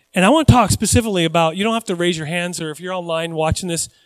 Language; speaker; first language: English; native; English